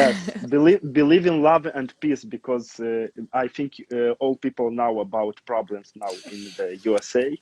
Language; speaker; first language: English; non-native, learner; Romanian